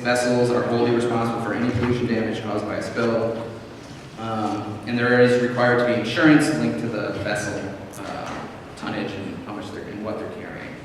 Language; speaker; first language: English; native; English